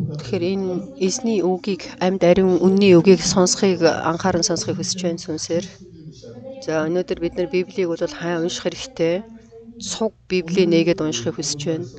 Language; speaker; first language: Mongolian; non-native, fluent; Korean